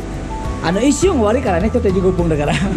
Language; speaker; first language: Japanese; non-native, fluent; Indonesian